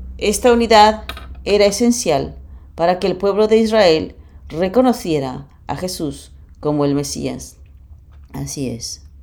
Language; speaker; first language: Spanish; non-native, fluent; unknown